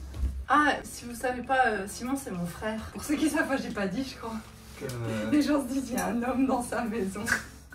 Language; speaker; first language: French; native; French